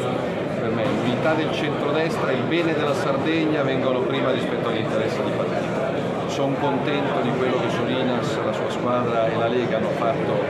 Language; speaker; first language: Italian; native; Italian